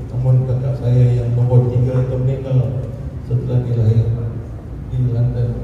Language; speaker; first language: Malay; native; Malay